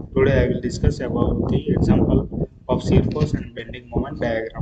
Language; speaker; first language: English; non-native, local second language; Gujarati